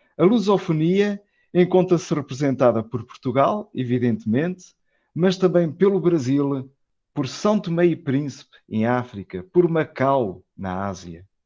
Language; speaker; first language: Portuguese; native; Portuguese